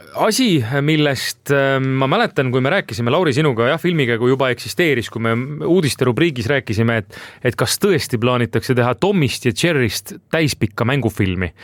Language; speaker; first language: Estonian; native; Estonian